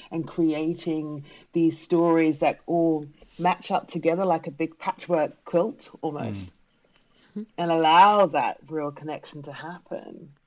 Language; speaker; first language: English; native; English